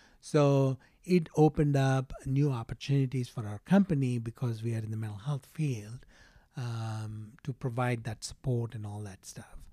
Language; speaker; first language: English; non-native, local second language; Telugu